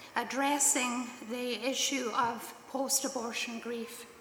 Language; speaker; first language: English; native; English